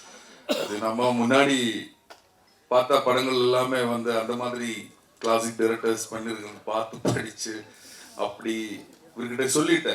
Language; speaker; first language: Tamil; non-native, learner; Malayalam